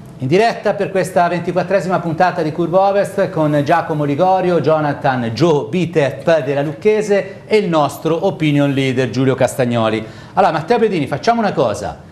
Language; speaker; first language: Italian; native; Italian